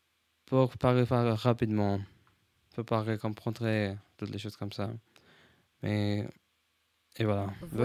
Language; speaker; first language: French; non-native, learner; English